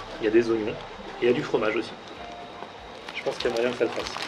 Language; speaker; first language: French; native; French